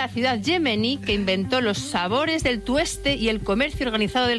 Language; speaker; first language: Spanish; native; Spanish